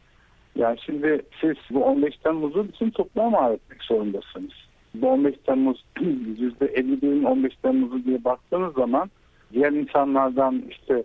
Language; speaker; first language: Turkish; native; Turkish